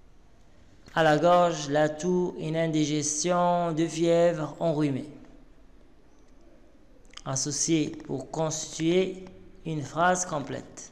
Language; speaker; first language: French; non-native, local second language; Arabic